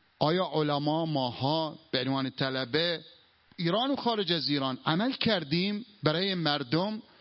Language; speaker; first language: Persian; non-native, fluent; Arabic